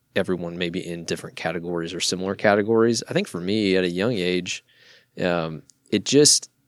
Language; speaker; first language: English; native; English